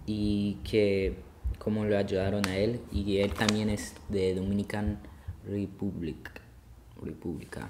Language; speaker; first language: Spanish; early bilingual, heritage; Spanish